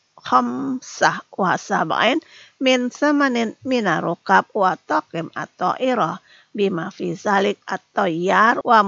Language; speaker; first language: Arabic; non-native, fluent; Indonesian